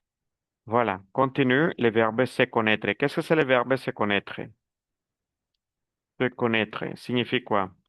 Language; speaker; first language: French; non-native, fluent; Spanish